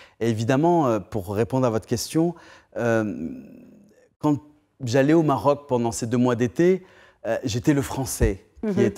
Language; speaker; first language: French; early bilingual, other home language; Tachelhit